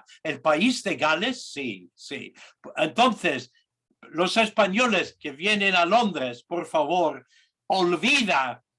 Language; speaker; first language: Spanish; non-native, fluent; English